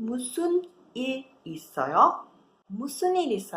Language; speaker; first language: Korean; non-native, fluent; Portuguese